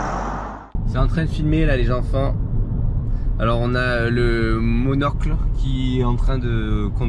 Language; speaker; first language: French; native; French